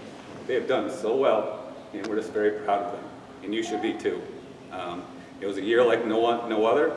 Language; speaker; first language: English; native; English